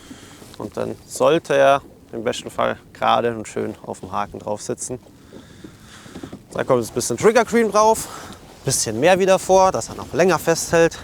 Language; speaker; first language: German; native; German